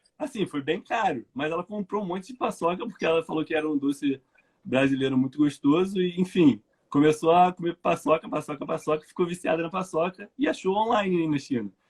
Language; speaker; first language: Portuguese; native; Portuguese